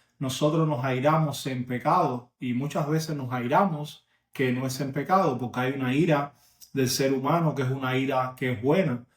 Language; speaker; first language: Spanish; native; Spanish